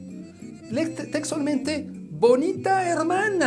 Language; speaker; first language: Spanish; non-native, fluent; French